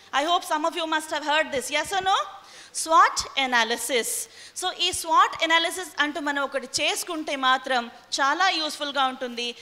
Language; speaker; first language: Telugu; non-native, local second language; Hindi